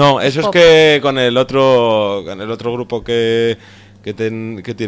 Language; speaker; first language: Spanish; native; Spanish